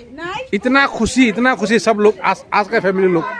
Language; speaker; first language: Hindi; non-native, local second language; Rongmei Naga